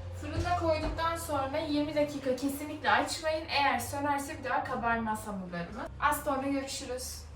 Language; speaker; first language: Turkish; native; Turkish